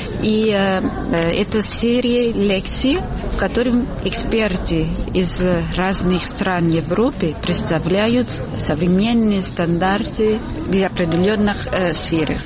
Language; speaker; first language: Russian; non-native, fluent; Italian